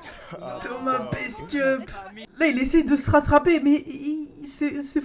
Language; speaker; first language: French; native; French